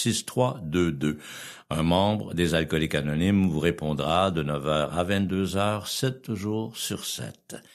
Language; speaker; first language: French; native; French